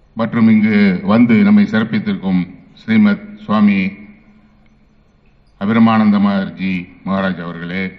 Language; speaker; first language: Tamil; native; Tamil